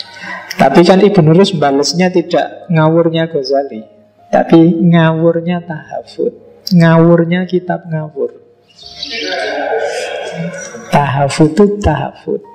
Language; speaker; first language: Indonesian; native; Indonesian